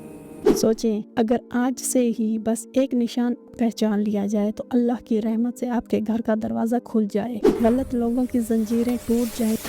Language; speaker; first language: Hindi; native; Hindi